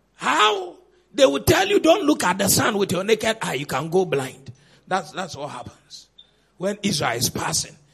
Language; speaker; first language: English; non-native, local second language; Akan